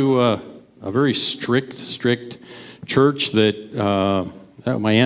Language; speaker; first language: English; native; English